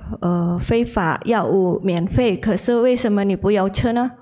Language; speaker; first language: Chinese; non-native, learner; Indonesian